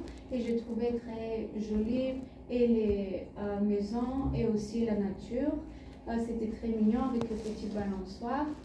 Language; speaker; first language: French; non-native, learner; Bulgarian